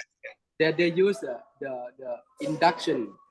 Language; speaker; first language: English; non-native, learner; Thai